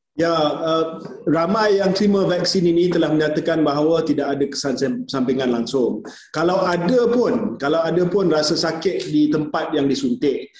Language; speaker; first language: Malay; native; Malay